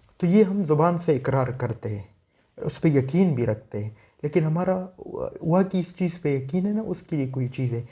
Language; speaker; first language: Urdu; non-native, local second language; Pashto